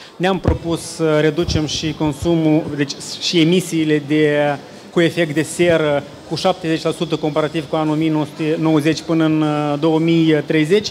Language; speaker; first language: Romanian; native; Romanian